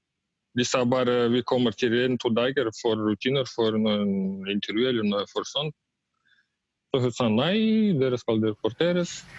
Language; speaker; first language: Norwegian; non-native, learner; Russian